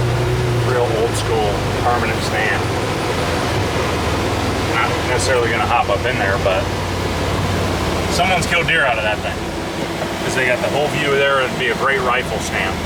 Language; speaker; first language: English; native; English